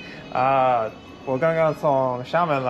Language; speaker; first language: Chinese; non-native, fluent; English